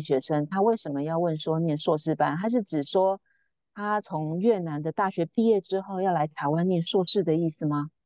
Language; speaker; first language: Chinese; native; Chinese